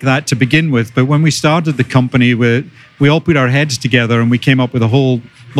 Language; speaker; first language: English; native; English